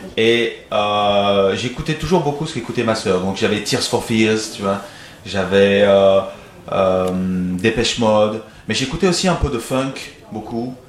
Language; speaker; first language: French; native; French